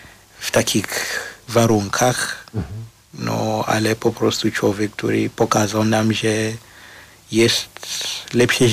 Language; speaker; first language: Polish; non-native, fluent; Shona